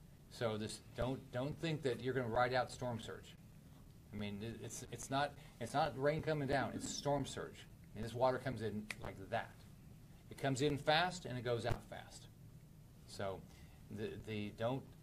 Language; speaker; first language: English; native; English